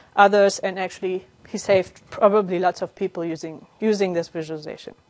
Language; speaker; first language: English; non-native, fluent; German